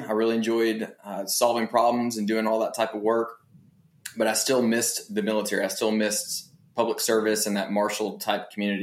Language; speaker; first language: English; native; English